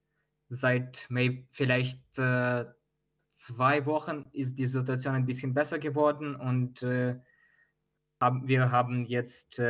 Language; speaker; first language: German; non-native, fluent; Ukrainian